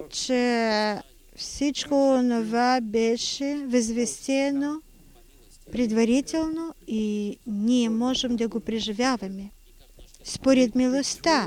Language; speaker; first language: Bulgarian; non-native, fluent; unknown